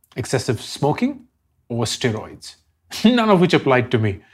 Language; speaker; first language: English; non-native, local second language; Hindi